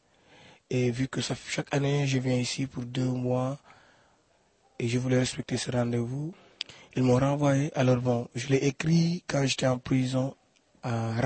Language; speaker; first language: French; non-native, local second language; Wolof